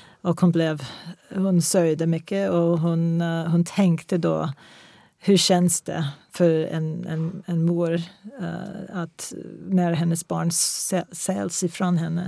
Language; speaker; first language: Swedish; non-native, fluent; English